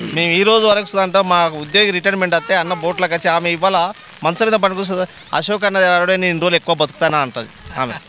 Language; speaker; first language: Telugu; native; Telugu